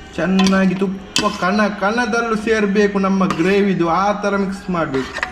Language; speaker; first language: Kannada; non-native, local second language; Tulu